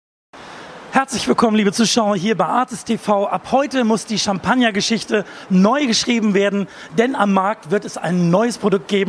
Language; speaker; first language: German; native; German